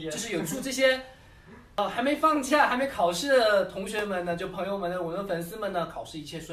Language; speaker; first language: Chinese; native; Chinese